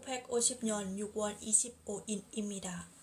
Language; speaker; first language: Korean; non-native, learner; Thai